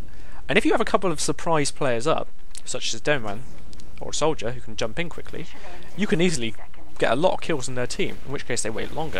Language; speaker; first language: English; native; English